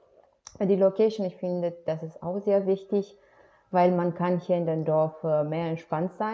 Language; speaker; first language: German; non-native, fluent; Romanian